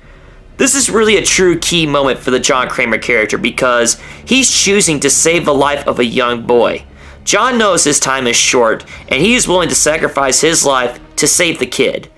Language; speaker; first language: English; native; English